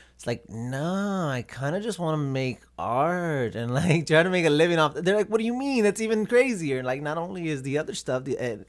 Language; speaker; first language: English; native; English